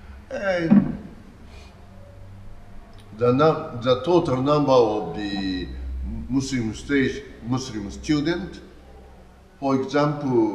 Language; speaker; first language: English; non-native, learner; Japanese